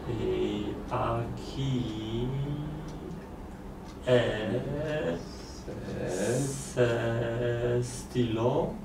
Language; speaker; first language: French; non-native, learner; Polish